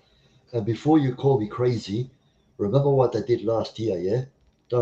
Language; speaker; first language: English; native; English